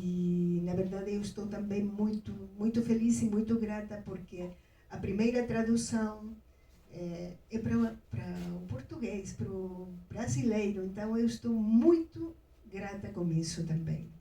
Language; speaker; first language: Portuguese; non-native, fluent; Spanish